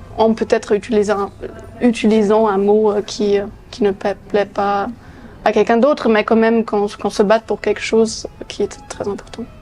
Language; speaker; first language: French; non-native, fluent; German